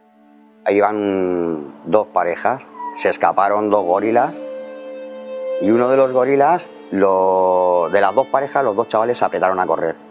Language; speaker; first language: Spanish; native; Spanish